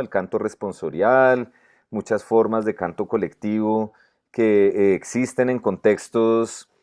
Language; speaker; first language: Spanish; native; Spanish